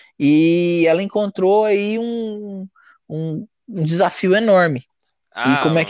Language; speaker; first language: Portuguese; native; Portuguese